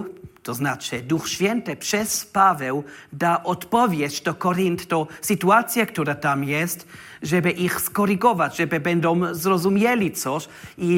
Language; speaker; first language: Polish; non-native, learner; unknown